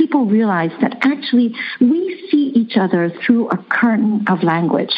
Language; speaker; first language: English; early bilingual, other home language; Chinese